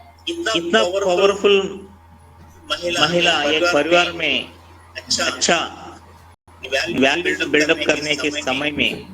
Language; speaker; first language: Hindi; non-native, local second language; Telugu